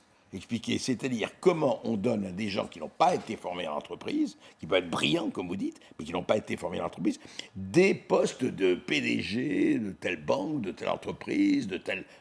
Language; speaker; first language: French; native; French